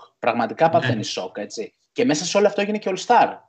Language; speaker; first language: Greek; native; Greek